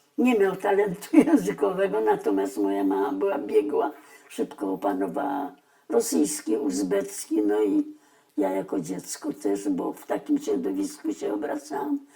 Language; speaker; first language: Polish; early bilingual, other home language; Russian